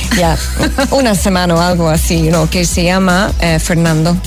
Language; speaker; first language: Spanish; non-native, fluent; English